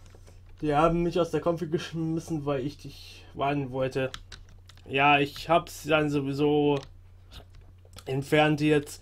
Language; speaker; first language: German; native; German